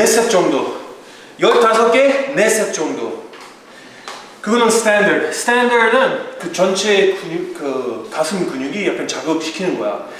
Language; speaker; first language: Korean; early bilingual, heritage; Korean